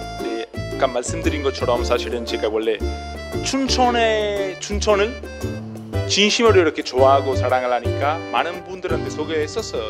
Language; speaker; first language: Korean; non-native, fluent; Italian